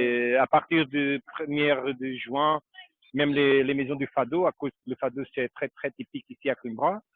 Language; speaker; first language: French; non-native, fluent; Portuguese